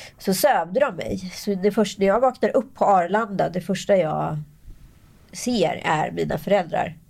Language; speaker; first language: Swedish; native; Swedish